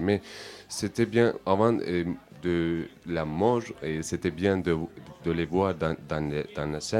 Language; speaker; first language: French; non-native, learner; Turkish